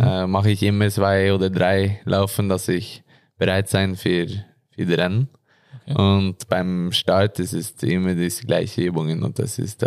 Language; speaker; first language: German; non-native, learner; Norwegian